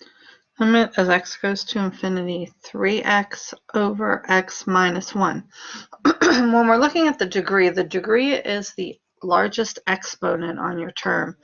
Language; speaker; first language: English; native; English